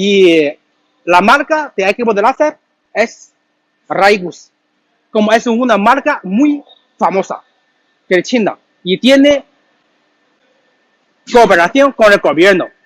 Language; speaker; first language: Spanish; non-native, learner; Chinese